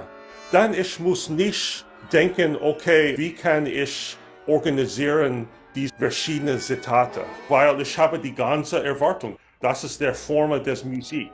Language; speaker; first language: German; non-native, learner; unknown